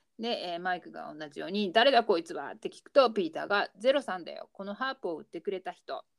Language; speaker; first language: Japanese; native; Japanese